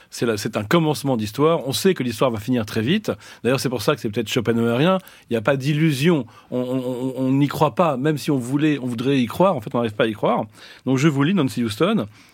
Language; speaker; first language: French; native; French